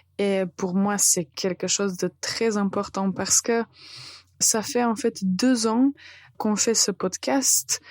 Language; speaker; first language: French; non-native, fluent; Serbian